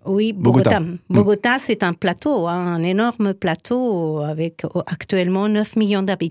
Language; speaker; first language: French; non-native, fluent; Spanish